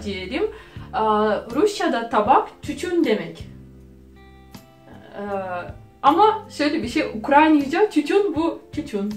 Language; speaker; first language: Turkish; non-native, fluent; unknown